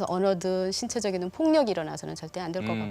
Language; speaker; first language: Korean; native; Korean